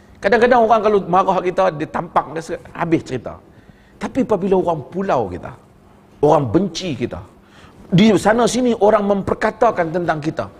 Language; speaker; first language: Malay; native; Malay